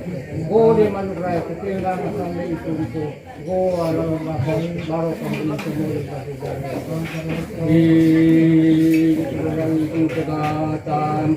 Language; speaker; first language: Indonesian; non-native, local second language; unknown